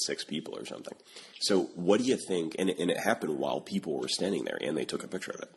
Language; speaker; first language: English; native; English